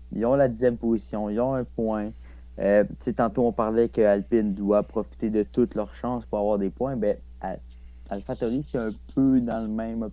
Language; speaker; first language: French; native; French